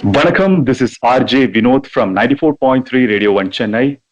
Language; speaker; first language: English; non-native, local second language; Tamil